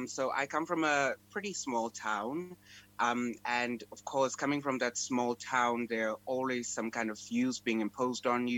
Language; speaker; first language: English; non-native, local second language; Xhosa